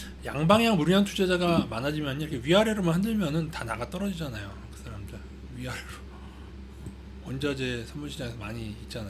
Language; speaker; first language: Korean; native; Korean